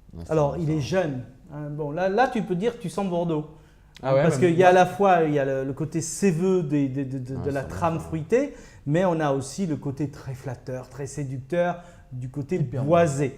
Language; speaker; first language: French; native; French